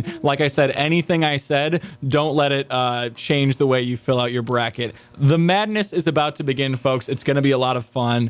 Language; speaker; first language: English; native; English